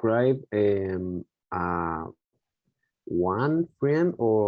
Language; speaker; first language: English; non-native, learner; Spanish